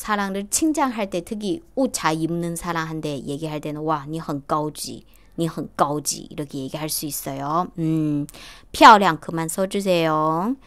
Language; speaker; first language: Korean; non-native, fluent; Chinese